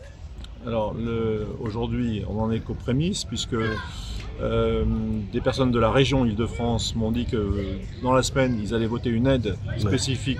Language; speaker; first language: French; native; French